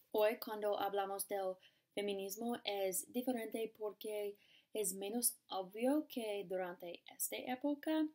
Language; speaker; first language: Spanish; non-native, learner; English